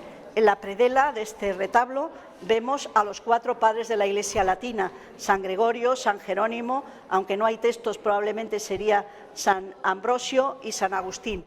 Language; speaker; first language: Spanish; native; Spanish